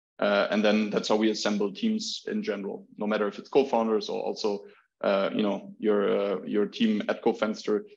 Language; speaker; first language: English; non-native, fluent; German